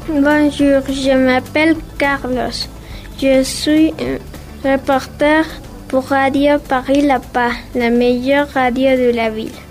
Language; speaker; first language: French; non-native, learner; Spanish